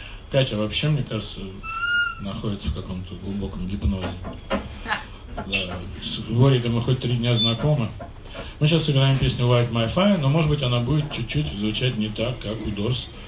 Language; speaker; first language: Russian; native; Russian